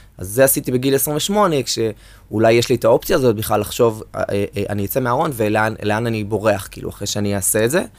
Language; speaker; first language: Hebrew; native; Hebrew